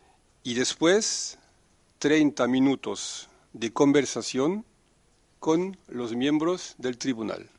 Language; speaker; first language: Spanish; non-native, fluent; French